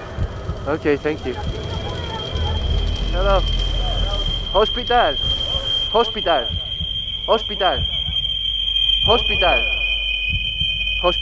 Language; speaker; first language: English; non-native, learner; Spanish